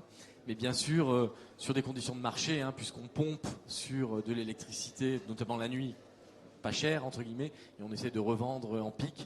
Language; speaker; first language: French; native; French